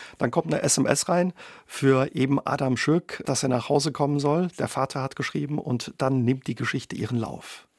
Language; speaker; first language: German; native; German